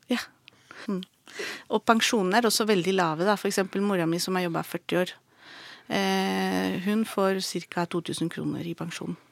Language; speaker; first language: Norwegian; non-native, fluent; Spanish